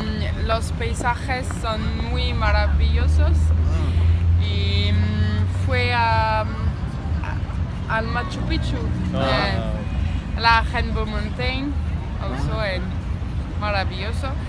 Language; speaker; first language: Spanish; non-native, learner; French